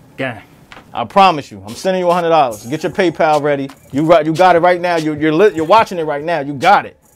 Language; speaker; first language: English; native; English